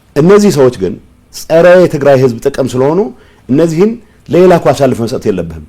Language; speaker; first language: Amharic; non-native, local second language; Tigrinya